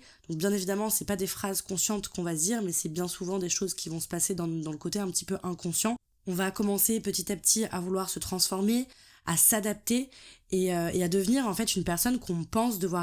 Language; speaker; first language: French; native; French